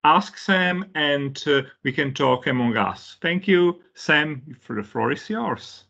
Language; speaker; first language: English; non-native, fluent; Czech